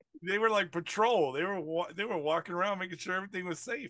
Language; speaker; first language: English; native; English